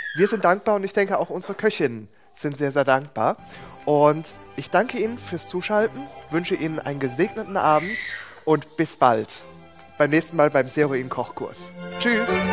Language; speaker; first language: German; native; German